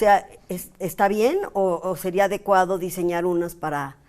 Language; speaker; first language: Spanish; native; Spanish